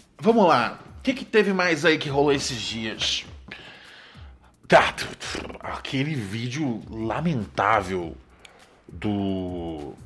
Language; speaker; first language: Portuguese; native; Portuguese